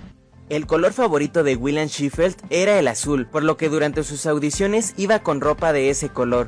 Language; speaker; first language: Spanish; native; Spanish